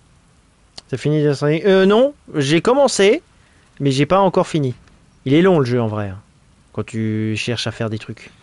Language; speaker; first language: French; native; French